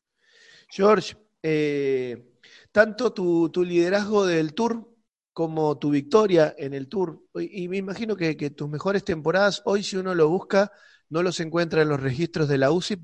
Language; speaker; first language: Spanish; native; Spanish